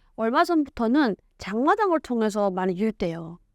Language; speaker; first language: Korean; native; Korean